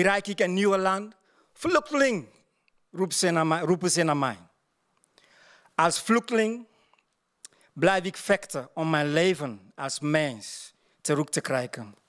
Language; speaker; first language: Dutch; non-native, learner; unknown